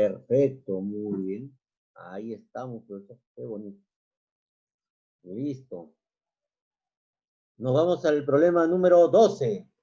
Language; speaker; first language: Spanish; native; Spanish